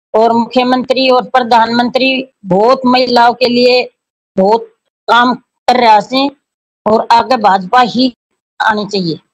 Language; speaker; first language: Hindi; native; Hindi